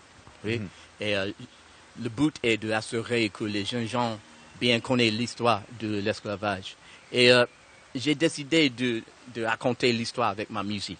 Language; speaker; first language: French; non-native, learner; English